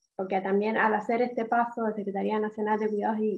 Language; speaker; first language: Spanish; native; Spanish